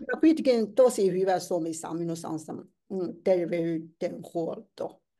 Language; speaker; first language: Finnish; non-native, fluent; Chinese